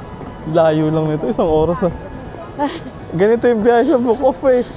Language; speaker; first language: Filipino; native; Filipino